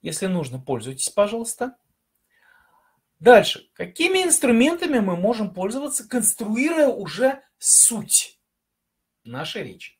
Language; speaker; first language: Russian; native; Russian